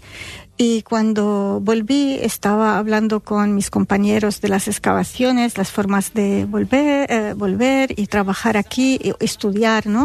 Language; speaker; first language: Spanish; non-native, fluent; Arabic